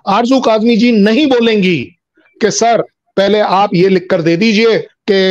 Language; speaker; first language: Hindi; native; Hindi